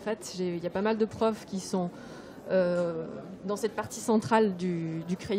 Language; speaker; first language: French; native; French